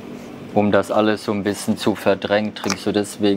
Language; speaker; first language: German; native; German